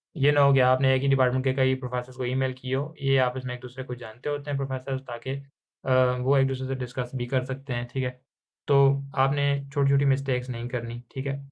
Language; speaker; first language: Urdu; non-native, local second language; Punjabi